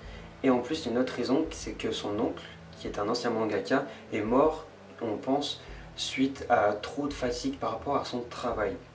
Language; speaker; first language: French; native; French